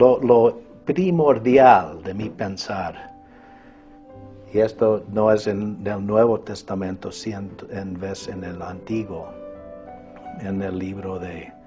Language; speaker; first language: Spanish; non-native, fluent; English